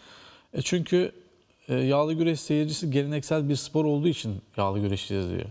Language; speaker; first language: Turkish; native; Turkish